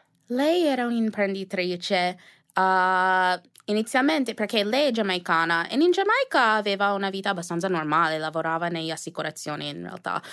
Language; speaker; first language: Italian; non-native, fluent; English